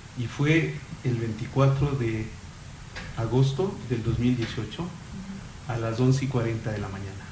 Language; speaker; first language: Spanish; native; Spanish